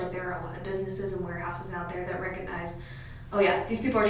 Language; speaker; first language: English; native; English